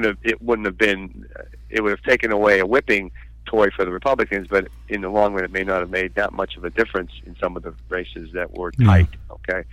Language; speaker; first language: English; native; English